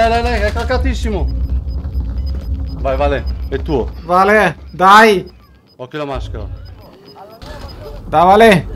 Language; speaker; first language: Italian; native; Italian